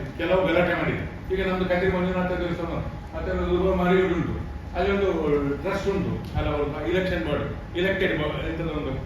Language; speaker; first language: Kannada; non-native, local second language; Tulu